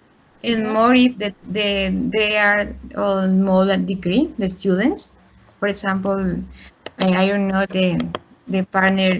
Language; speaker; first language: English; non-native, learner; Spanish